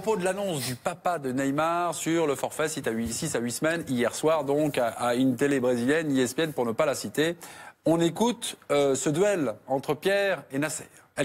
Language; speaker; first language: French; native; French